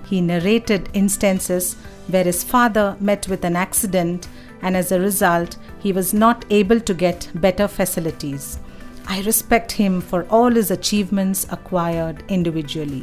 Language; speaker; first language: English; non-native, local second language; Kannada